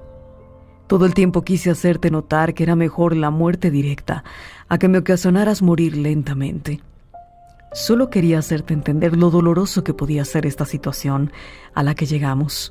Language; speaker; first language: Spanish; native; Spanish